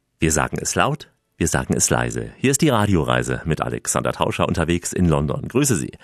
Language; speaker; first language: German; non-native, fluent; Russian